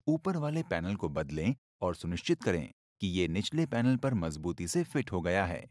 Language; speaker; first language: Hindi; native; Hindi